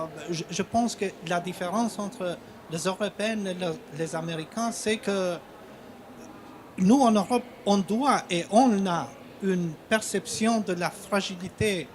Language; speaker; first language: French; non-native, fluent; Albanian